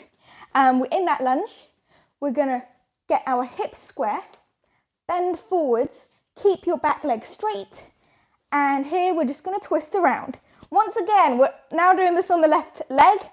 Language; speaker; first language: English; native; English